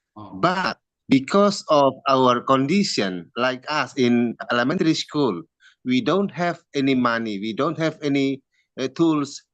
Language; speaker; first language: English; non-native, learner; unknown